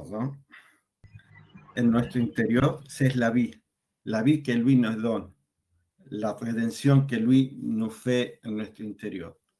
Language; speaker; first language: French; non-native, learner; Spanish